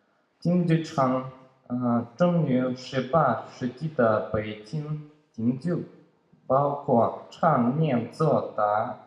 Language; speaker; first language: Chinese; non-native, learner; Russian